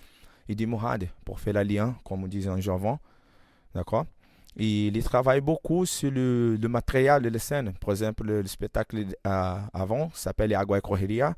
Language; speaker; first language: French; non-native, learner; Portuguese